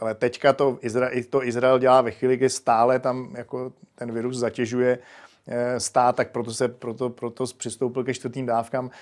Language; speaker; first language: Czech; native; Czech